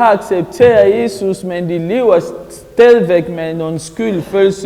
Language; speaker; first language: Danish; non-native, learner; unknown